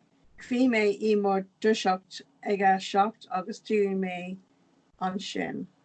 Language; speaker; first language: Irish; non-native, local second language; English